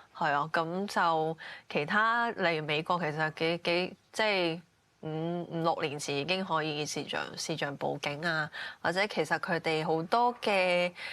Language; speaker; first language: Cantonese; non-native, local second language; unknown